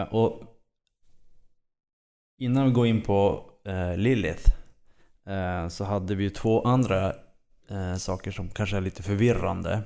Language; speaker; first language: Swedish; native; Swedish